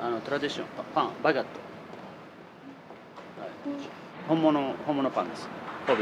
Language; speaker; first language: Japanese; non-native, learner; French